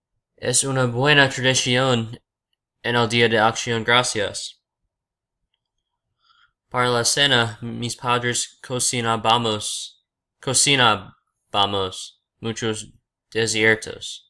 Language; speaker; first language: Spanish; non-native, learner; English